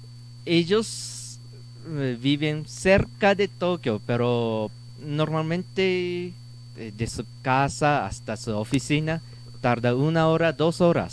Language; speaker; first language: Spanish; non-native, learner; Japanese